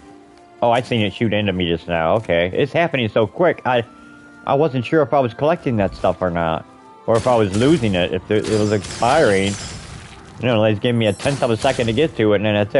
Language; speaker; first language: English; native; English